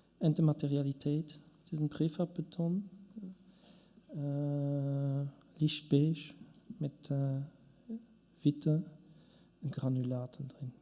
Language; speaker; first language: Dutch; non-native, local second language; French